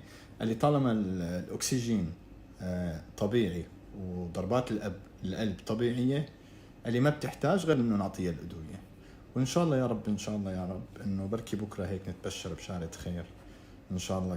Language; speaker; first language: Arabic; native; Arabic